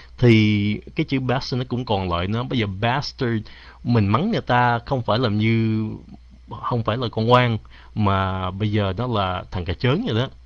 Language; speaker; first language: Vietnamese; early bilingual, heritage; Vietnamese